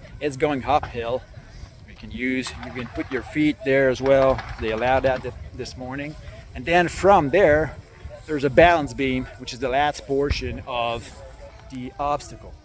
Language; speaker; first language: English; non-native, local second language; French